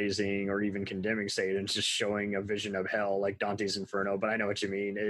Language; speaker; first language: English; native; English